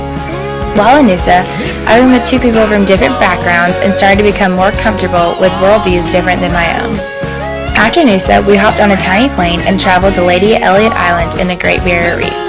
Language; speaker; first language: English; native; English